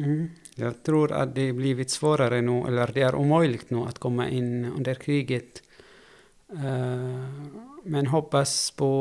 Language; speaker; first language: Swedish; non-native, fluent; Arabic